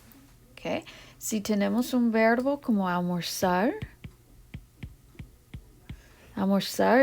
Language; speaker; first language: Spanish; non-native, fluent; English